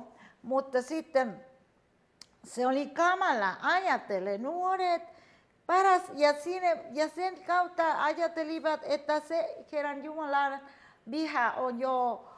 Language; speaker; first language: Finnish; non-native, fluent; Spanish